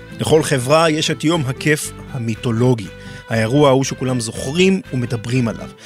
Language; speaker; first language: Hebrew; native; Hebrew